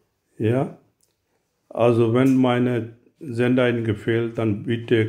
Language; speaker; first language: German; non-native, learner; Urdu